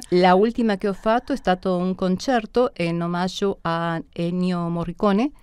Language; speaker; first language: Italian; early bilingual, heritage; Spanish